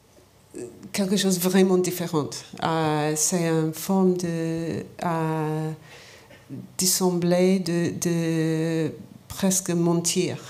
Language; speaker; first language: French; non-native, learner; English